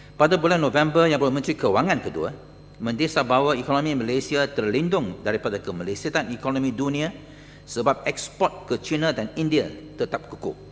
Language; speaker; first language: Malay; non-native, local second language; Chinese